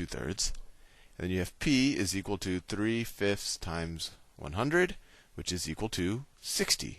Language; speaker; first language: English; native; English